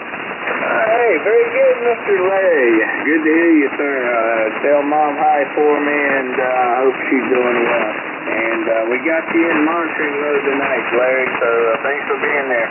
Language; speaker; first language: English; native; English